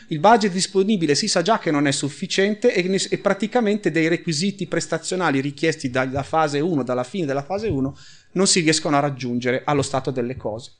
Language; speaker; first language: Italian; native; Italian